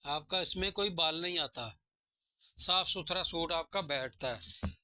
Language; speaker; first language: Urdu; non-native, local second language; Punjabi